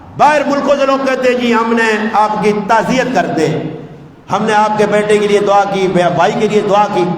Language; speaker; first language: Urdu; non-native, local second language; Punjabi